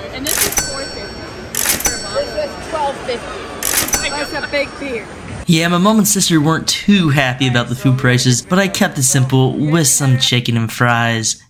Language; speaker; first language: English; native; English